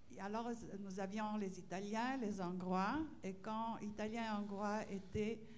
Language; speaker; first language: French; non-native, fluent; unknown